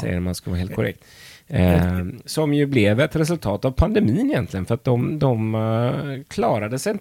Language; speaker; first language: Swedish; native; Swedish